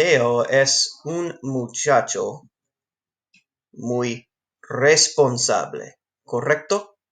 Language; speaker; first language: Spanish; non-native, fluent; English